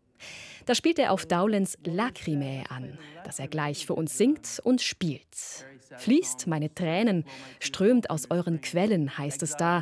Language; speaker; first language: German; native; German